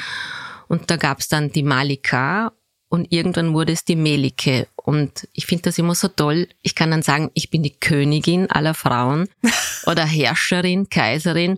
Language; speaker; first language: German; early bilingual, other home language; Turkish